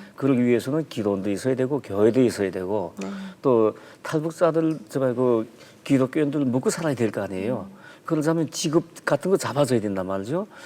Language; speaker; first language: Korean; native; Korean